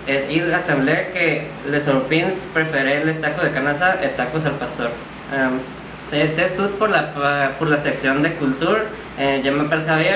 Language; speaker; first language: French; non-native, learner; Spanish